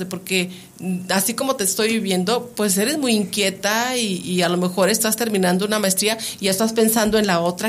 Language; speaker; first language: Spanish; native; Spanish